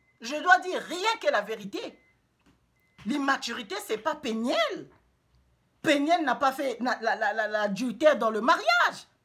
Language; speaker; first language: French; non-native, local second language; Lingala